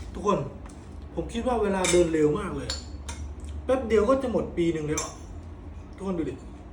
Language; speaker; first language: Thai; non-native, local second language; Northern Khmer